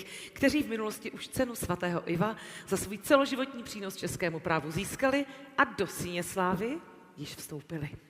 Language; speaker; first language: Czech; native; Czech